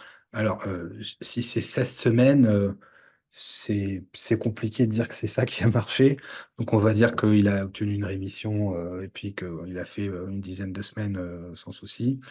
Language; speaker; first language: French; native; French